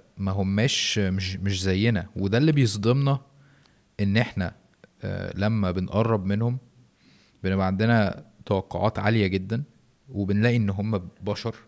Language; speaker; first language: Arabic; native; Arabic